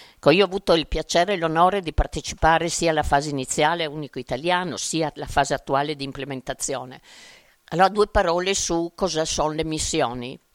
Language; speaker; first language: Italian; native; Italian